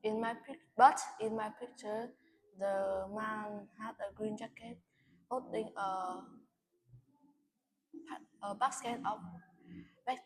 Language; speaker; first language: English; non-native, learner; Vietnamese